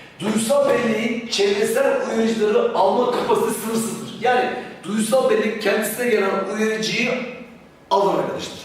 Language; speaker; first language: Turkish; native; Turkish